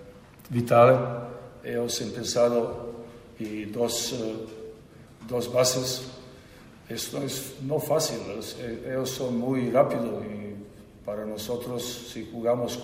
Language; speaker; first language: Spanish; non-native, learner; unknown